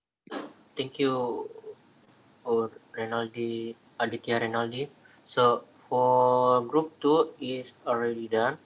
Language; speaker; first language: English; non-native, learner; Indonesian